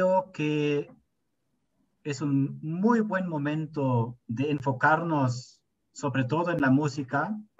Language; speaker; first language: Spanish; non-native, fluent; German